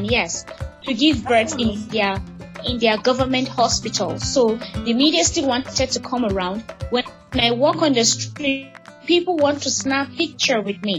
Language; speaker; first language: English; non-native, local second language; Hausa